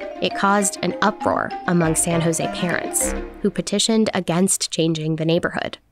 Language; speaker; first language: English; native; English